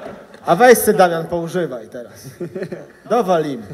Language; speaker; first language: Polish; native; Polish